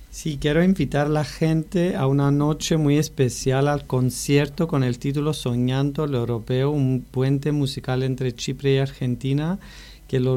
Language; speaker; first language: Spanish; non-native, fluent; Greek